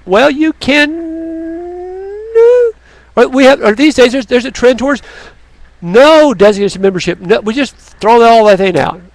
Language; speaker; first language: English; native; English